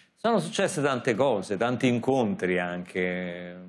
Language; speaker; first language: Italian; native; Italian